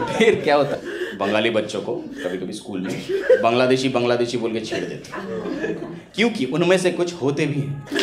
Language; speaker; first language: Hindi; non-native, local second language; Bangla